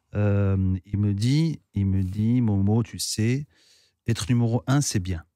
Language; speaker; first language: French; non-native, local second language; Arabic